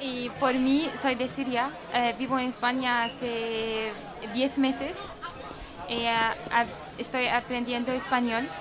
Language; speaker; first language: Spanish; non-native, learner; Arabic